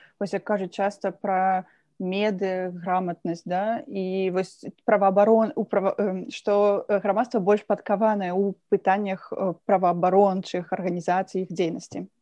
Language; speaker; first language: Belarusian; native; Belarusian